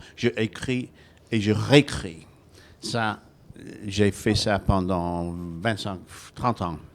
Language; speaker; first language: French; non-native, fluent; Welsh